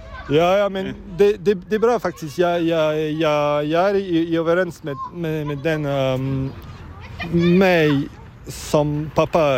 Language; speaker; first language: Swedish; non-native, learner; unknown